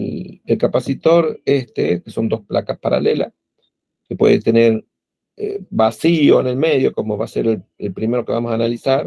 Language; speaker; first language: Spanish; native; Spanish